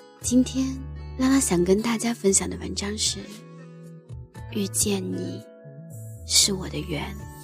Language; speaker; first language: Chinese; native; Chinese